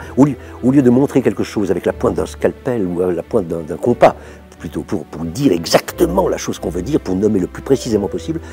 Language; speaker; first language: French; native; French